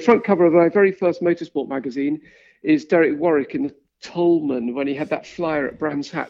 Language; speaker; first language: English; native; English